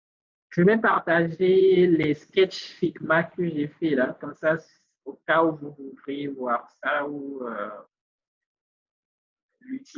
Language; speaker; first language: French; native; French